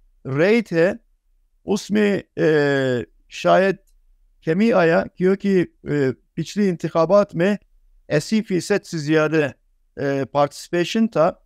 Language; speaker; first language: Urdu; non-native, fluent; Turkish